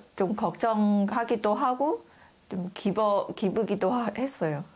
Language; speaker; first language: Korean; non-native, fluent; Khmer